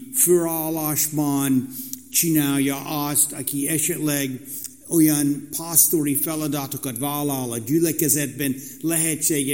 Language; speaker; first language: Hungarian; non-native, fluent; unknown